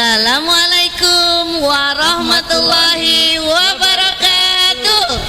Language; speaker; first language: Indonesian; native; Indonesian